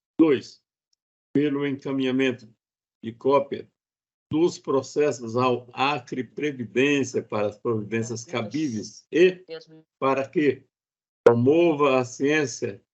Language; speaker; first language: Portuguese; native; Portuguese